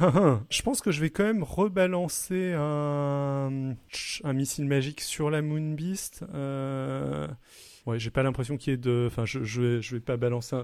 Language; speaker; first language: French; native; French